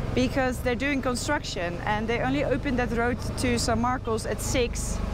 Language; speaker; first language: English; non-native, fluent; Dutch